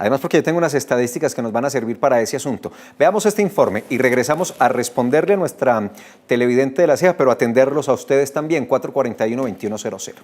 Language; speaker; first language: Spanish; native; Spanish